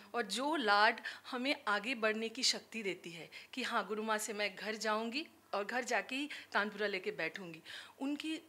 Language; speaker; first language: Hindi; non-native, local second language; Bangla